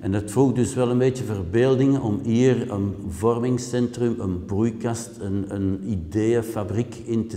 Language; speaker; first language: Dutch; native; Dutch